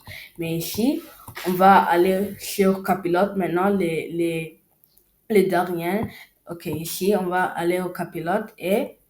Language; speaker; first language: French; non-native, learner; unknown